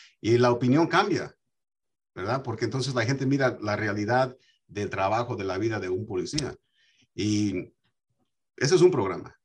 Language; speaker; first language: Spanish; early bilingual, heritage; Spanish